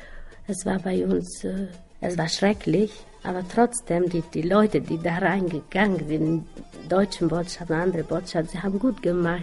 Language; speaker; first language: German; non-native, learner; Albanian